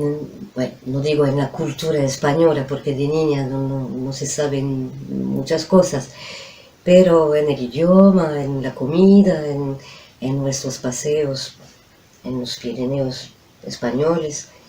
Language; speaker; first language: Spanish; non-native, fluent; French